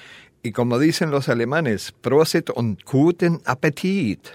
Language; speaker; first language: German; early bilingual, heritage; Spanish